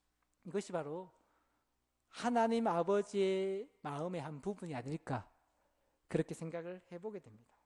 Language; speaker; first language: Korean; native; Korean